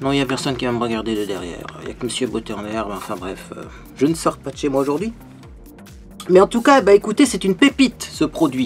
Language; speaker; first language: French; native; French